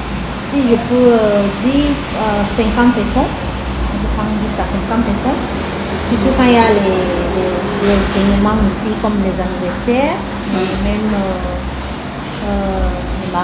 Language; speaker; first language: French; non-native, local second language; English